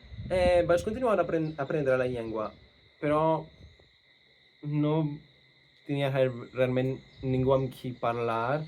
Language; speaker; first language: Catalan; non-native, fluent; English